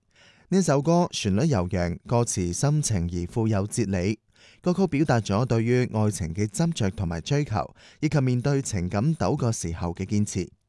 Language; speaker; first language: Chinese; non-native, local second language; Cantonese